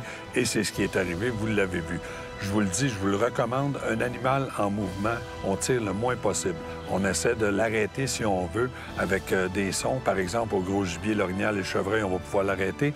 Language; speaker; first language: French; native; French